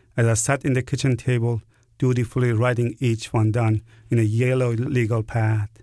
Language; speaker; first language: English; non-native, fluent; Persian